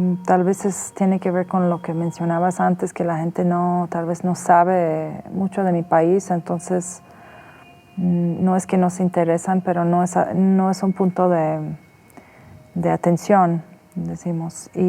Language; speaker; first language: Spanish; non-native, fluent; Persian